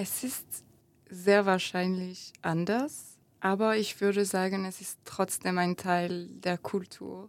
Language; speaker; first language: German; non-native, fluent; French